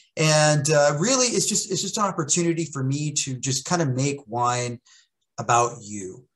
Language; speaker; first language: English; native; English